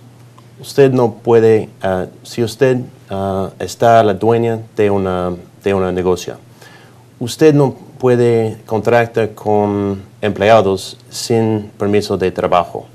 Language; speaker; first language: Spanish; non-native, learner; English